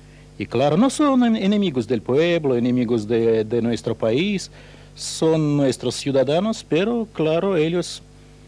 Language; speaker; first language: Spanish; non-native, fluent; Russian